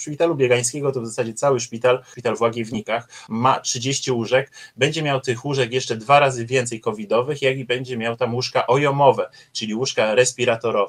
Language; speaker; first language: Polish; native; Polish